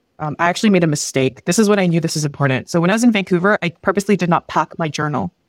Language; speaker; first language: English; early bilingual, other home language; Filipino